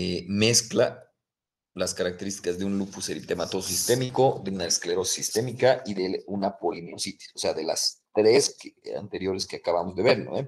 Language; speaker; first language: Spanish; native; Spanish